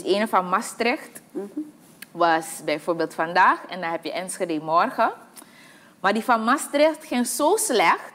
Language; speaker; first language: Dutch; native; Dutch